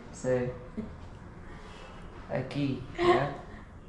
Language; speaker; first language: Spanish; non-native, learner; English